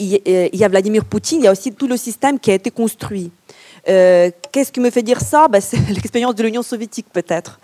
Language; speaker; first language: French; non-native, fluent; Ukrainian